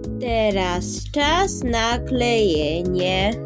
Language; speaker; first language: Polish; early bilingual, heritage; Polish